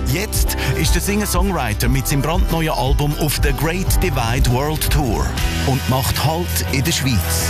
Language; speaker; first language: German; native; German